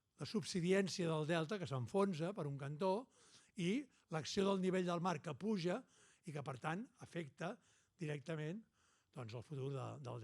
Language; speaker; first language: Catalan; native; Catalan